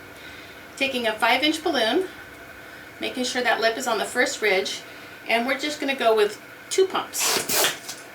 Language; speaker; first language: English; native; English